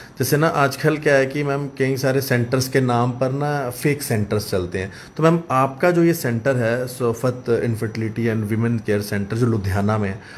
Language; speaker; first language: Hindi; native; Hindi